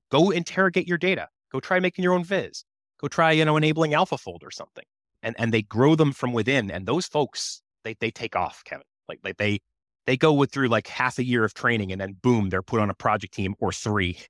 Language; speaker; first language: English; native; English